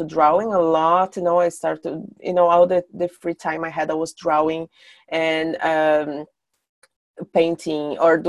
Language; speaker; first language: English; non-native, fluent; Portuguese